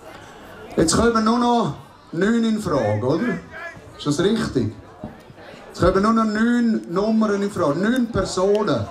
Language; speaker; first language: German; native; German